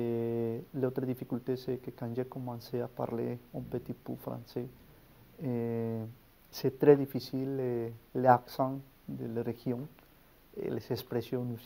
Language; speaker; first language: French; non-native, learner; Spanish